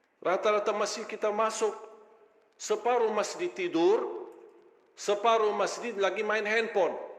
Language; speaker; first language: Malay; non-native, fluent; Arabic